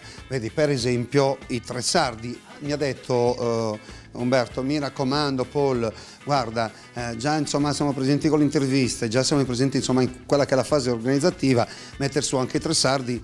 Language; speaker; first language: Italian; native; Italian